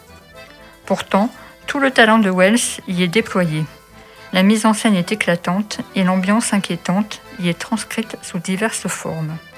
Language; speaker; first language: French; native; French